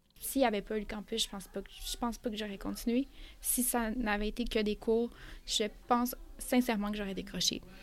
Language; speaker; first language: French; native; French